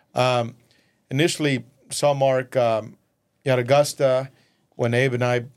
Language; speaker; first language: English; early bilingual, other home language; Spanish